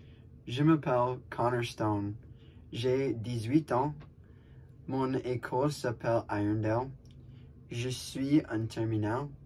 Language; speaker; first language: French; non-native, learner; English